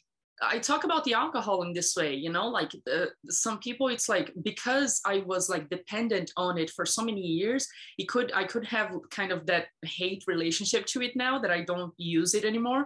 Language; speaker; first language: English; non-native, fluent; Portuguese